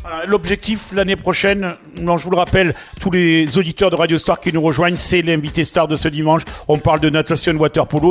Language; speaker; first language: French; native; French